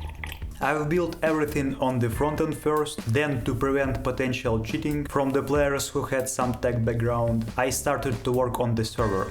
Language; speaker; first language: English; non-native, fluent; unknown